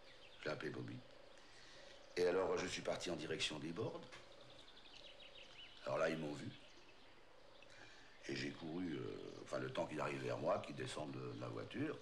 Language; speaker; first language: French; native; French